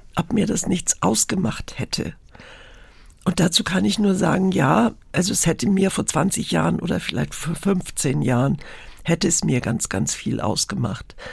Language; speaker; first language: German; native; German